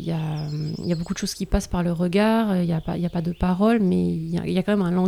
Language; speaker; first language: French; native; French